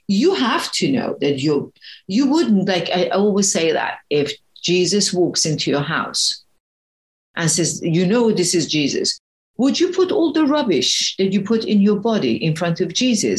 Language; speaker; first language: English; non-native, fluent; Persian